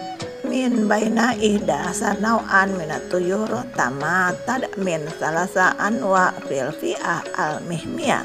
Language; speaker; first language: Arabic; non-native, fluent; Indonesian